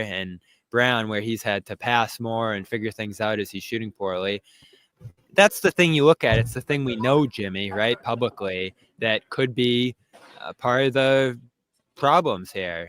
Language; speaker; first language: English; native; English